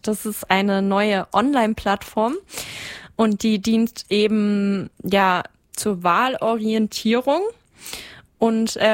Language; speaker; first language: German; native; German